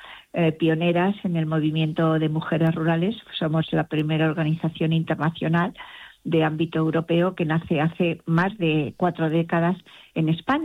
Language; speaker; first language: Spanish; native; Spanish